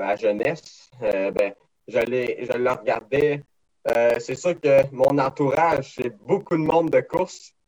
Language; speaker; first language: French; native; French